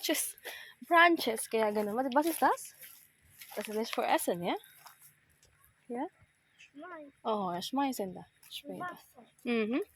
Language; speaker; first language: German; non-native, learner; Filipino